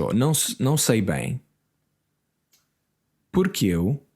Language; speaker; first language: Portuguese; non-native, learner; English